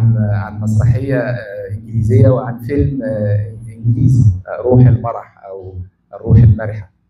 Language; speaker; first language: Arabic; native; Arabic